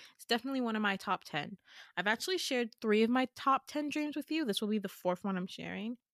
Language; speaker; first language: English; native; English